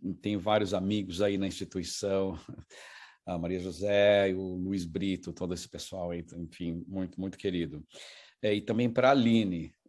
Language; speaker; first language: Portuguese; native; Portuguese